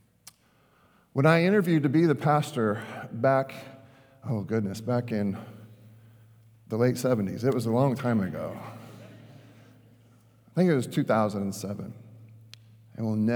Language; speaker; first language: English; native; English